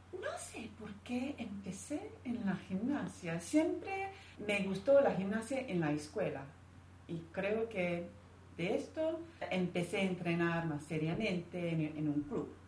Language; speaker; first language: Spanish; non-native, fluent; English